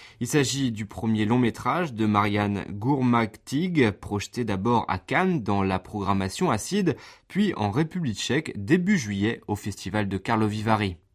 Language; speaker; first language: French; native; French